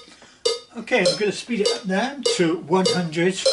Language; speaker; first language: English; native; English